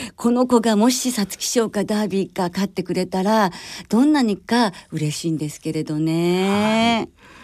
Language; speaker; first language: Japanese; native; Japanese